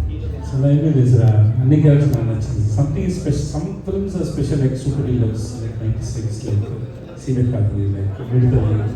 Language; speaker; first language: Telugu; non-native, learner; Tamil